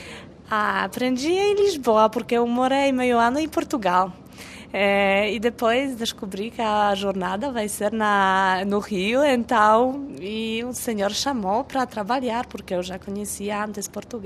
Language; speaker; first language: Portuguese; non-native, fluent; Polish